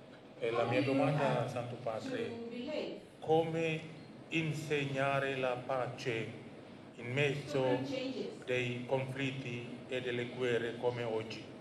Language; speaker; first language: Italian; non-native, fluent; Indonesian